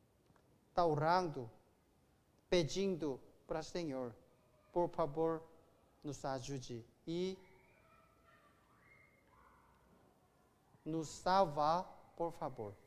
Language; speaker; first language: Portuguese; non-native, learner; Korean